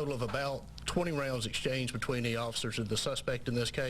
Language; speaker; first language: English; native; English